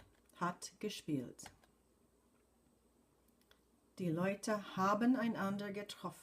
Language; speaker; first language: German; non-native, fluent; English